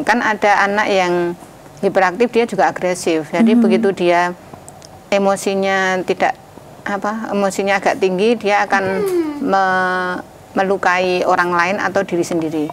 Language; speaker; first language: Indonesian; native; Indonesian